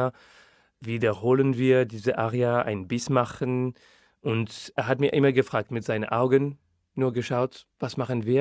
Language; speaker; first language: German; non-native, fluent; French